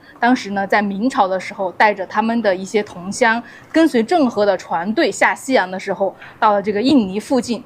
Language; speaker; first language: Chinese; native; Chinese